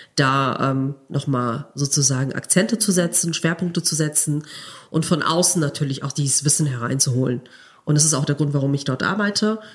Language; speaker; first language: German; native; German